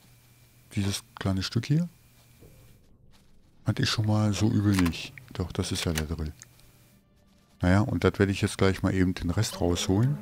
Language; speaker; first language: German; native; German